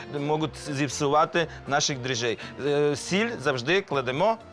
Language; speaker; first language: Ukrainian; non-native, local second language; Hungarian